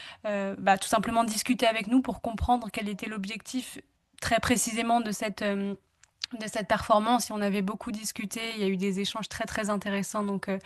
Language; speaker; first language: French; native; French